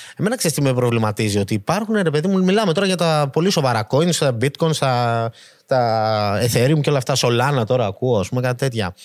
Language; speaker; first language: Greek; native; Greek